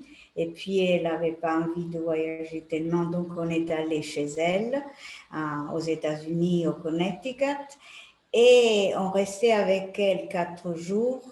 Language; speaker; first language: French; non-native, fluent; Italian